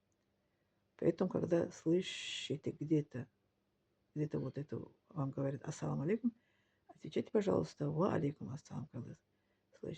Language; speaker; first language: Russian; non-native, learner; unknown